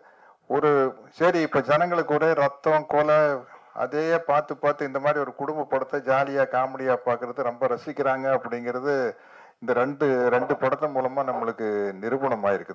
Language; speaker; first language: Tamil; native; Tamil